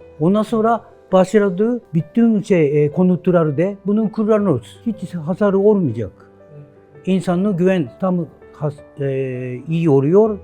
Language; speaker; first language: Turkish; non-native, learner; Japanese